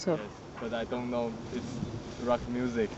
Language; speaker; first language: English; non-native, learner; Chinese